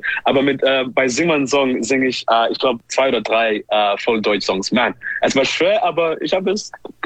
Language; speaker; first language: German; non-native, learner; English